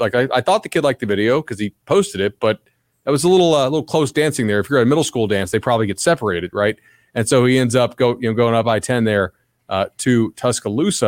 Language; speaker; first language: English; native; English